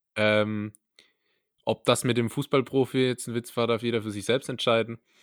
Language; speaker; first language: German; native; German